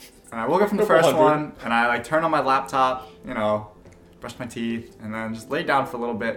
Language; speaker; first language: English; native; English